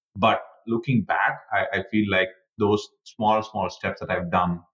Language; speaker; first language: English; non-native, local second language; Tamil